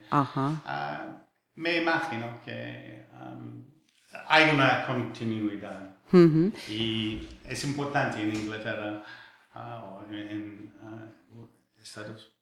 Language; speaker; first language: Spanish; non-native, fluent; English